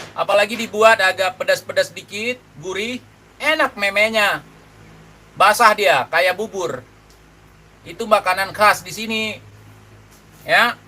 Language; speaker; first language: Indonesian; non-native, local second language; Achinese